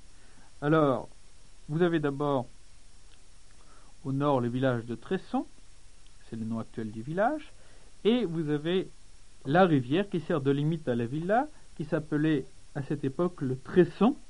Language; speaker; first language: French; native; French